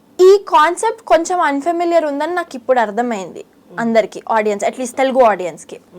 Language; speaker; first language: Telugu; early bilingual, heritage; Telugu